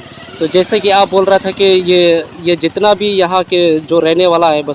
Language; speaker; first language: Hindi; non-native, local second language; Khasi